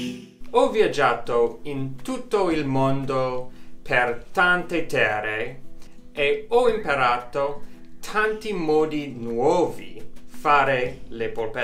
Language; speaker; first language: Italian; non-native, learner; English